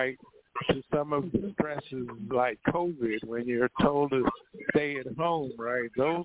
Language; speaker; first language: English; early bilingual, other home language; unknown